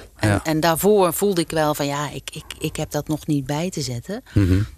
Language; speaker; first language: Dutch; native; Dutch